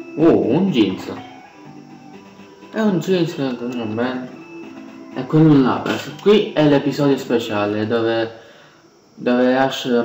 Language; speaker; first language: Italian; native; Italian